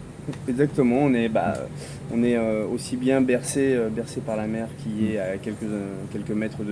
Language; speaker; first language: French; native; French